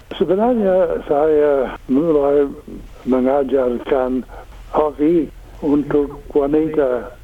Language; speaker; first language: Indonesian; non-native, learner; English